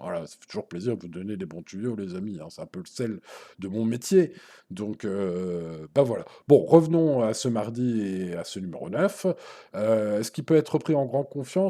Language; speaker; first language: French; native; French